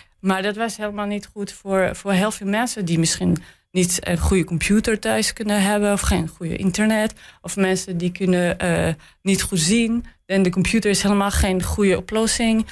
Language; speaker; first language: Dutch; non-native, learner; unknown